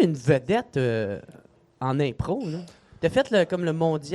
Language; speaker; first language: French; native; French